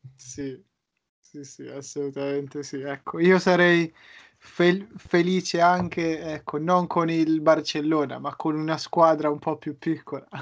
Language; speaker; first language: Italian; native; Italian